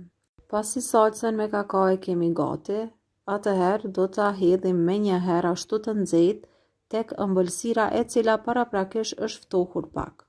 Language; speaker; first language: Albanian; native; Albanian